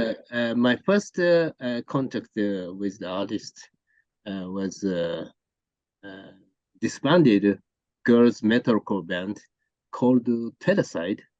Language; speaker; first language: English; non-native, learner; Japanese